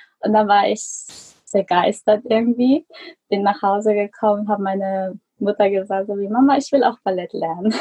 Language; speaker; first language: German; non-native, fluent; Korean